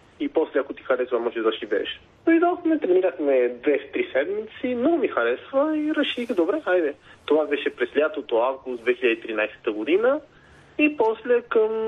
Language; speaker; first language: Bulgarian; non-native, fluent; Spanish